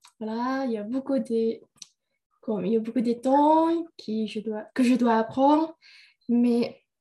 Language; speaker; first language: French; non-native, learner; Indonesian